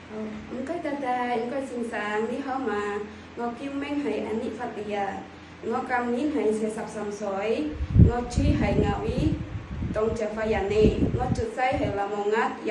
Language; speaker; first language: Cantonese; non-native, learner; Indonesian